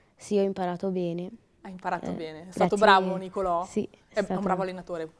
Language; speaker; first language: Italian; native; Italian